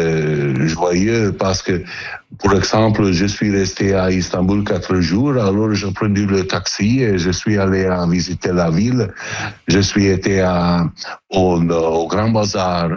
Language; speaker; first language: French; non-native, learner; Italian